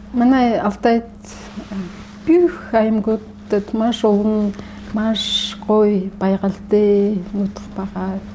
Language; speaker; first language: Mongolian; non-native, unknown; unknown